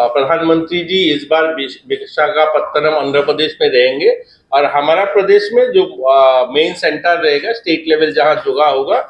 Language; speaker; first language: Hindi; non-native, local second language; Bangla